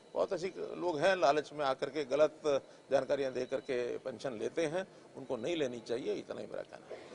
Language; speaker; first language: Hindi; native; Hindi